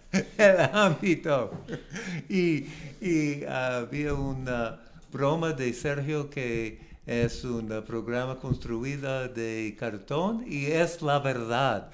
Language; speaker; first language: Spanish; non-native, learner; English